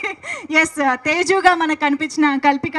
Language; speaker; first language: Telugu; native; Telugu